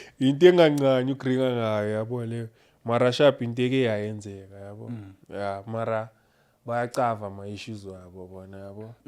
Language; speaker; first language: Zulu; native; Zulu